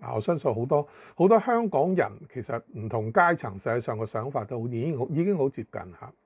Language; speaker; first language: Chinese; non-native, local second language; Cantonese